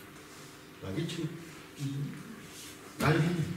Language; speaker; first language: Russian; non-native, learner; Korean